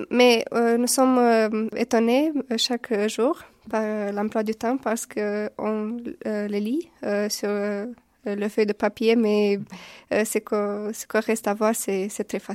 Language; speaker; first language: French; non-native, fluent; Romanian